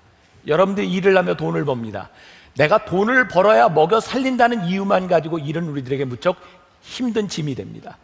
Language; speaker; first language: Korean; native; Korean